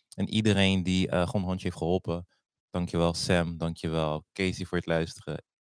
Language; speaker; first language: Dutch; early bilingual, other home language; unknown